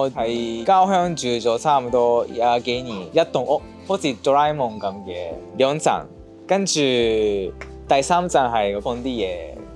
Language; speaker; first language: Cantonese; non-native, fluent; Japanese